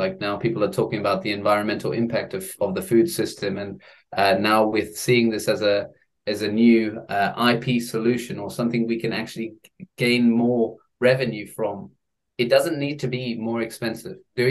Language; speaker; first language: English; native; English